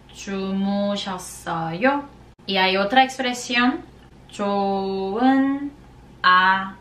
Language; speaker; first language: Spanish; non-native, fluent; Korean